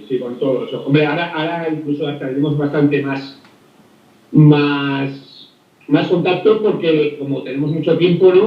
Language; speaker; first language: Spanish; native; Spanish